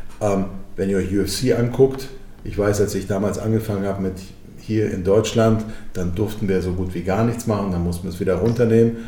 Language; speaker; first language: German; early bilingual, other home language; Croatian